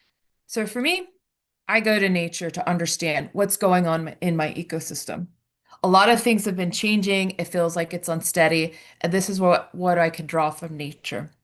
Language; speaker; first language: English; native; English